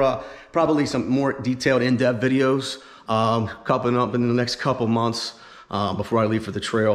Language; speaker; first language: English; native; English